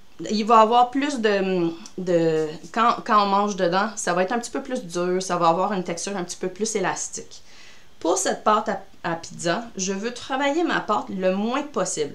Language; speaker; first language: French; native; French